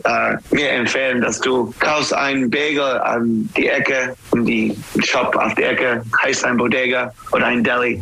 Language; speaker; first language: German; non-native, fluent; English